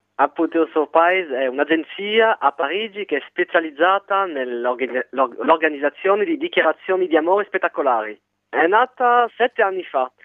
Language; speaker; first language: Italian; non-native, fluent; French